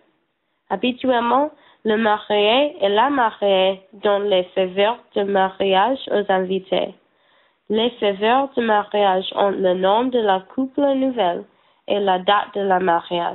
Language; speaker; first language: French; non-native, learner; English